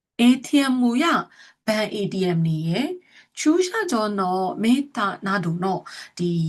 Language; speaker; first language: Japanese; non-native, fluent; Burmese